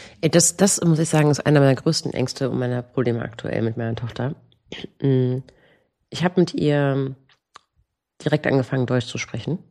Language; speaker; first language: German; native; German